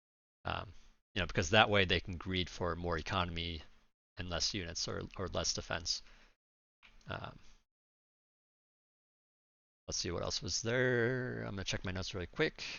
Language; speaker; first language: English; native; English